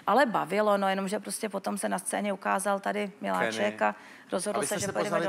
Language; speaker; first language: Czech; native; Czech